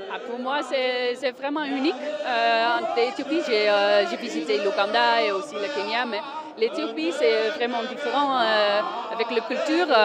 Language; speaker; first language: French; non-native, learner; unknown